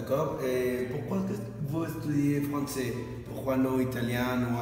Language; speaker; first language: French; non-native, learner; Spanish